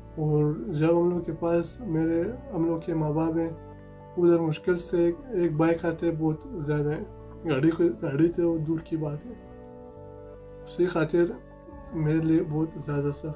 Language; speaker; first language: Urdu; non-native, fluent; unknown